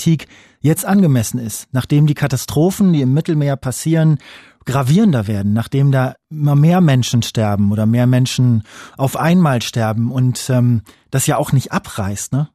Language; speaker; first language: German; native; German